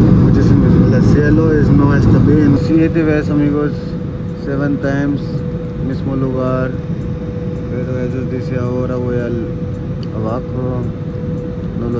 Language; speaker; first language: Spanish; non-native, learner; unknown